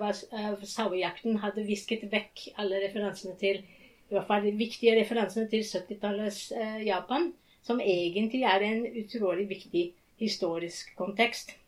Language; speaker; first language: Norwegian; non-native, fluent; Japanese